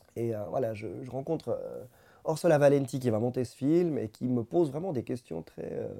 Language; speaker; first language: French; non-native, fluent; Spanish